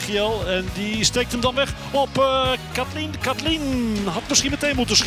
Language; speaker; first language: Dutch; native; Dutch